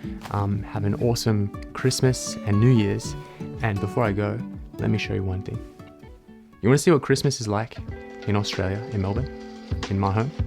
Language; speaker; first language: English; native; English